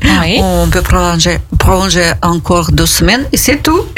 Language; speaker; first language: French; non-native, learner; Ukrainian